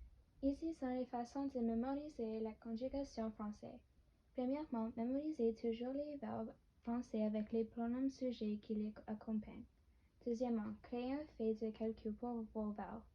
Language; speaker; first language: French; non-native, learner; English